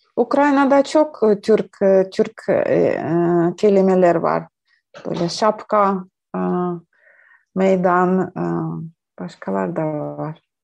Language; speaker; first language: Turkish; non-native, learner; Ukrainian